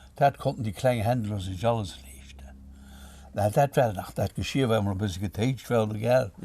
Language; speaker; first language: Luxembourgish; native; Luxembourgish